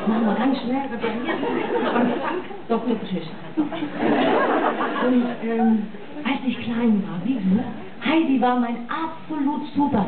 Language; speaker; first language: German; non-native, fluent; English